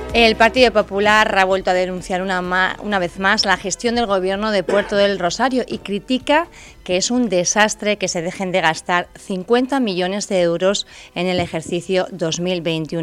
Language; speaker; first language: Spanish; native; Spanish